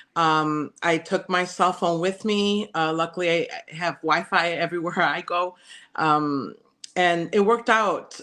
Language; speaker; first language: English; early bilingual, other home language; Spanish